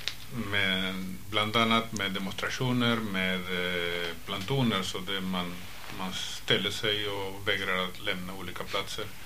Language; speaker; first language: Swedish; non-native, fluent; Spanish